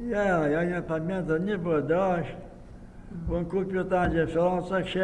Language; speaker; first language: Polish; early bilingual, heritage; Polish